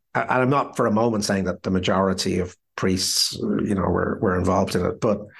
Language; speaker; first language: English; native; English